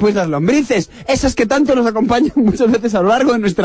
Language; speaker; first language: Spanish; native; Spanish